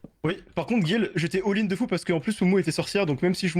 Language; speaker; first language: French; native; French